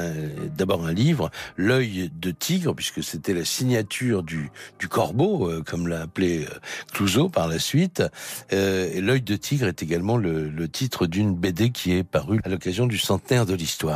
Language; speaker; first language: French; native; French